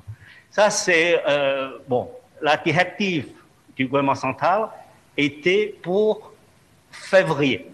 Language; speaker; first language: French; non-native, fluent; Chinese